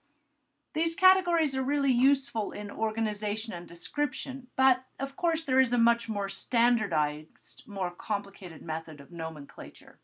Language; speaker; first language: English; native; English